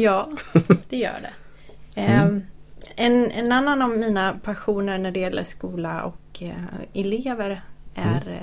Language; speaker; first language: Swedish; native; Swedish